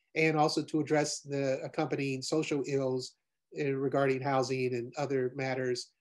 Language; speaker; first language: English; native; English